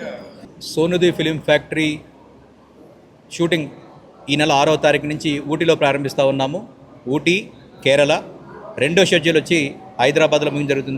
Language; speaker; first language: Telugu; native; Telugu